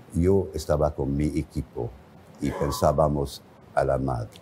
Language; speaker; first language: Spanish; non-native, fluent; English